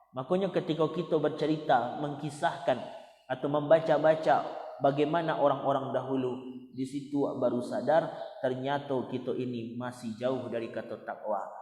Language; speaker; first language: Malay; non-native, local second language; Minangkabau